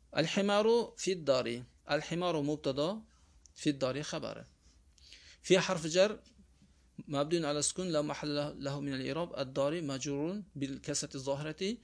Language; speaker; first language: Arabic; non-native, fluent; Uzbek